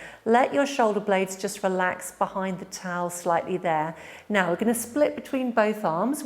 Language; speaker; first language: English; native; English